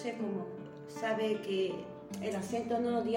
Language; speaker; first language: Spanish; non-native, learner; Arabic